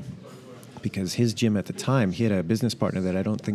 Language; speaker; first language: English; native; English